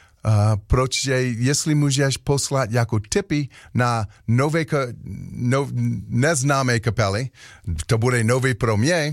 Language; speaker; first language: Czech; non-native, learner; English